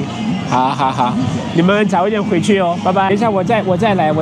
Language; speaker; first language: Chinese; non-native, fluent; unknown